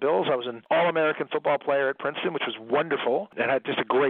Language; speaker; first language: English; native; English